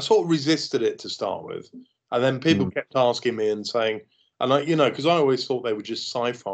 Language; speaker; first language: English; native; English